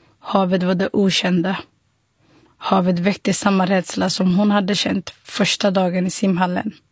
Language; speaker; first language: Swedish; non-native, fluent; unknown